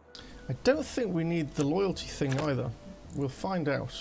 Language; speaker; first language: English; native; English